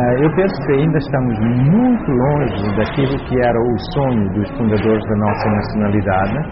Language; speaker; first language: Portuguese; non-native, local second language; Upper Guinea Crioulo